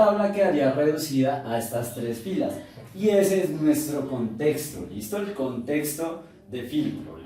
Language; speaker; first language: Spanish; native; Spanish